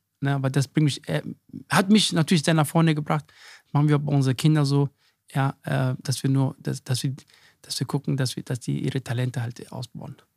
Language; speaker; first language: German; early bilingual, other home language; Akan